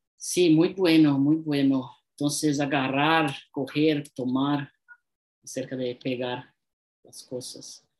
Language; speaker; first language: Spanish; non-native, learner; Portuguese